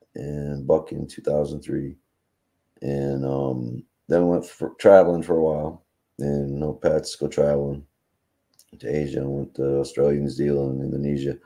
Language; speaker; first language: English; native; English